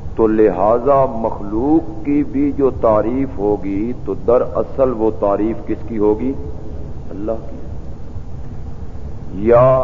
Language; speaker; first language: Urdu; non-native, local second language; Punjabi